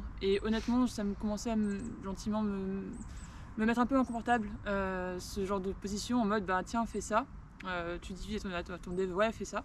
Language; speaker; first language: French; native; French